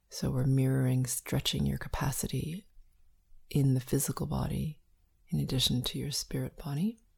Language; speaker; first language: English; native; English